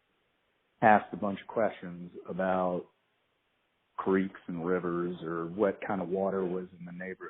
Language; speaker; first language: English; native; English